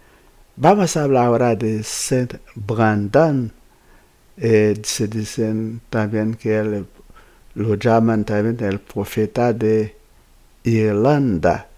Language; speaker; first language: Spanish; non-native, fluent; Haitian Creole